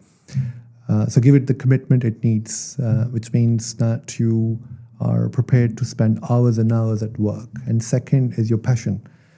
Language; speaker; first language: English; non-native, local second language; Urdu